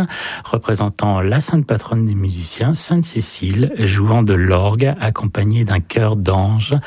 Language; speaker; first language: French; native; French